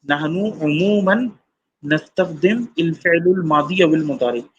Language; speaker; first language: Arabic; non-native, fluent; Urdu